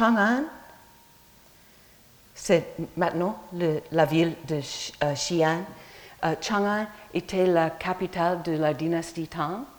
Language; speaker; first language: French; non-native, fluent; English